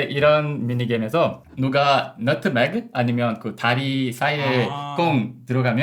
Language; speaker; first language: Korean; non-native, learner; Portuguese